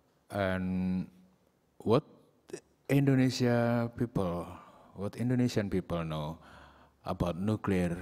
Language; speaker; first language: English; non-native, learner; Indonesian